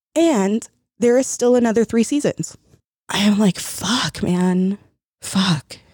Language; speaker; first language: English; early bilingual, other home language; Spanish